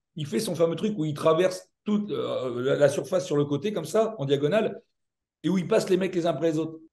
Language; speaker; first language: French; native; French